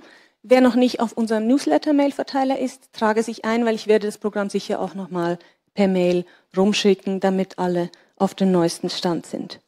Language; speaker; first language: German; native; German